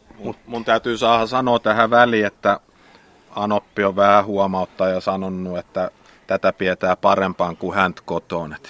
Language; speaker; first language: Finnish; native; Finnish